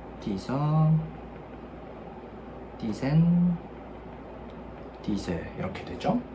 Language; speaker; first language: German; non-native, fluent; Korean